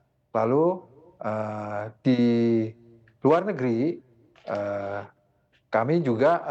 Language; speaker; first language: Indonesian; native; Indonesian